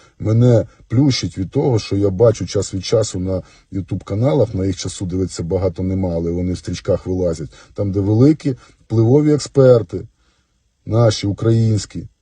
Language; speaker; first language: Ukrainian; non-native, local second language; Russian